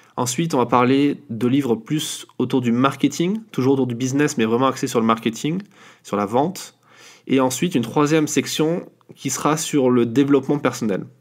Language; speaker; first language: French; native; French